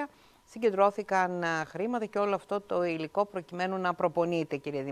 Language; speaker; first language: Greek; native; Greek